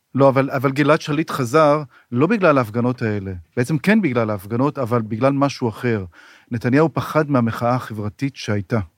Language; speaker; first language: Hebrew; native; Hebrew